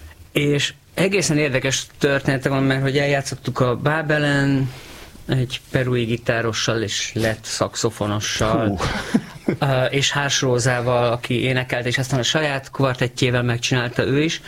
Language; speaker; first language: Hungarian; native; Hungarian